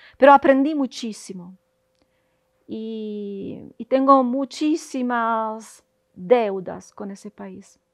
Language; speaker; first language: Spanish; non-native, fluent; Italian